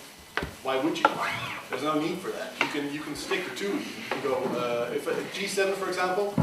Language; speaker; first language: English; non-native, fluent; Dutch